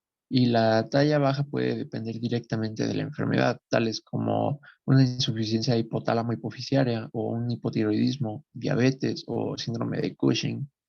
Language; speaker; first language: Spanish; native; Spanish